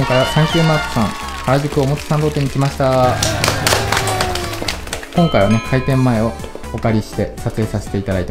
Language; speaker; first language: Japanese; native; Japanese